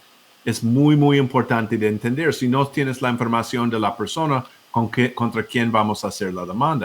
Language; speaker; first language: Spanish; non-native, fluent; English